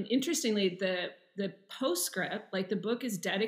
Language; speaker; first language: English; native; English